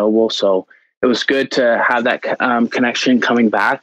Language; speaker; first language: English; native; English